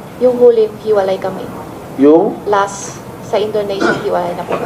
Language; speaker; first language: Filipino; non-native, learner; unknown